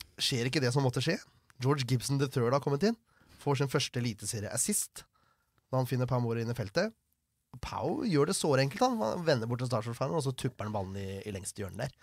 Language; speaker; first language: Norwegian; native; Norwegian